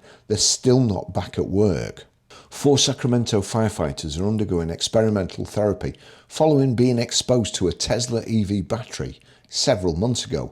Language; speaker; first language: English; native; English